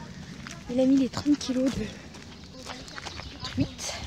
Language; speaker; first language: French; native; French